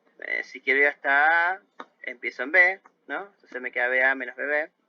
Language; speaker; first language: Spanish; native; Spanish